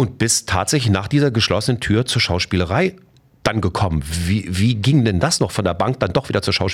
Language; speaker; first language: German; native; German